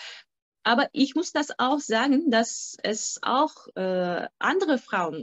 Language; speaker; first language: German; non-native, fluent; Turkish